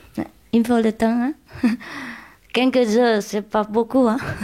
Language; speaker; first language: French; non-native, learner; Chinese